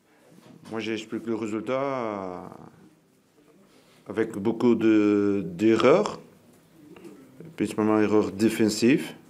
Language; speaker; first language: French; non-native, learner; Portuguese